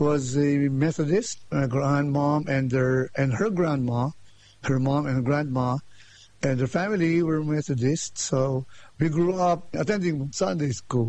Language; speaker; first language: English; non-native, local second language; Filipino